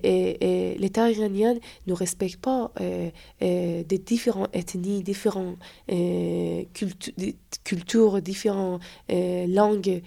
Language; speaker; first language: French; non-native, fluent; Persian